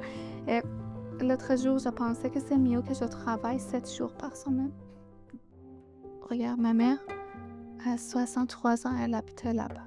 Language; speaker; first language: French; non-native, learner; Persian